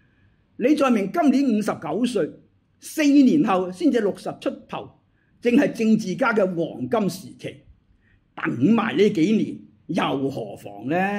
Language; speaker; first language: Chinese; native; Chinese